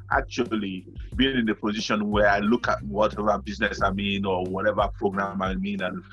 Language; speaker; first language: English; non-native, local second language; Yoruba